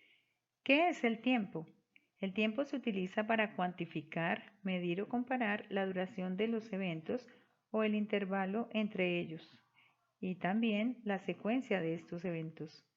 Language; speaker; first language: Spanish; native; Spanish